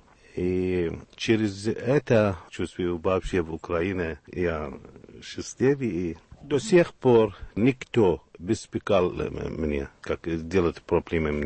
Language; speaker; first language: Russian; non-native, learner; Arabic